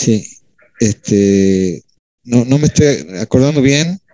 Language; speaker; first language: Spanish; native; Spanish